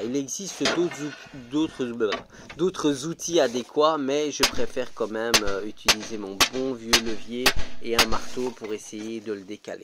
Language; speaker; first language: French; native; French